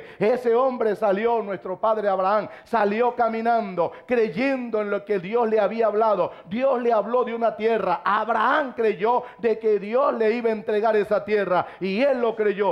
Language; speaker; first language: Spanish; native; Spanish